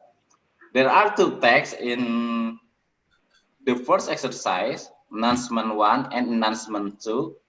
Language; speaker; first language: English; non-native, learner; Indonesian